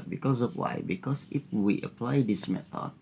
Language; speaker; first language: English; non-native, learner; Indonesian